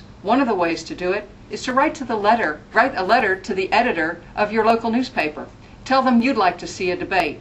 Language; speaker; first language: English; native; English